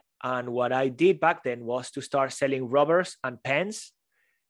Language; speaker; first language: English; non-native, fluent; Spanish